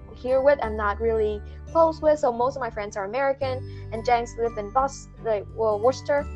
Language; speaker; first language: English; non-native, fluent; Vietnamese